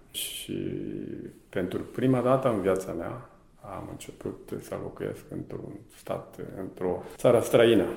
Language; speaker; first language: Romanian; non-native, fluent; Japanese